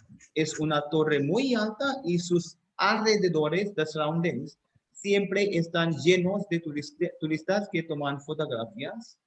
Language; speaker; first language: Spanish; non-native, fluent; Hindi